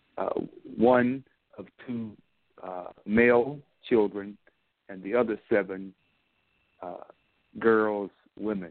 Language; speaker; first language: English; native; English